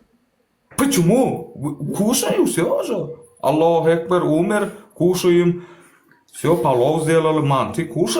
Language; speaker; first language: Russian; non-native, learner; Turkmen